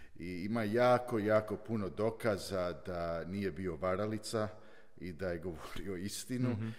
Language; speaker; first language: Croatian; early bilingual, heritage; Croatian